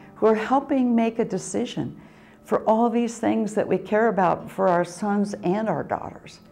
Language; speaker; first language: English; native; English